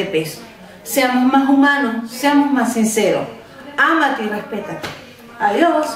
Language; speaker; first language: Spanish; native; Spanish